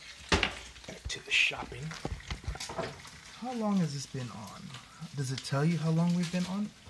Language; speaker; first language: English; early bilingual, other home language; Spanish